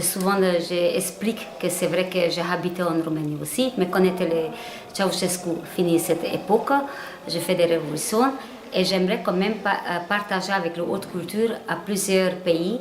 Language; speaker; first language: French; non-native, learner; Hungarian